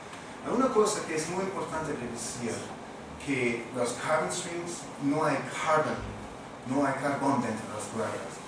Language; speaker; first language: Spanish; non-native, fluent; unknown